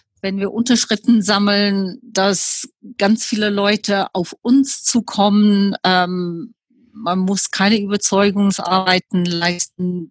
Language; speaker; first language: German; non-native, fluent; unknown